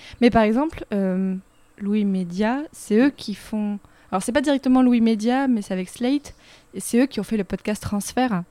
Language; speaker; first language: French; native; French